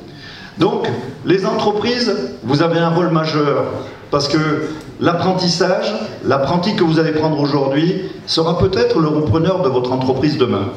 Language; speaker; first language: French; native; French